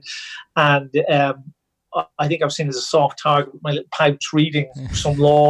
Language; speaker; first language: English; native; English